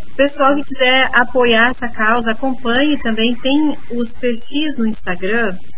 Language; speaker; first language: Portuguese; native; Portuguese